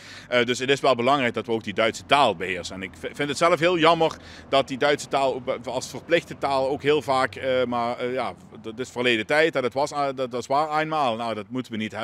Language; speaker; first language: Dutch; native; Dutch